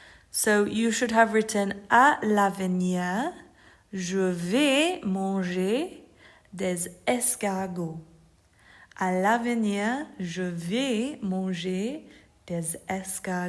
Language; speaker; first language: French; non-native, fluent; English